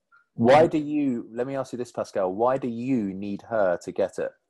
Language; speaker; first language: English; native; English